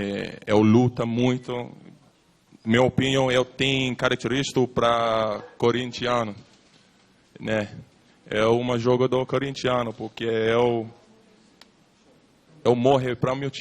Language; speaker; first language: Portuguese; non-native, learner; English